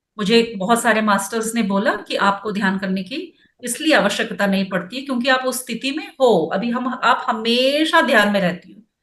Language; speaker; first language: Hindi; non-native, local second language; Kannada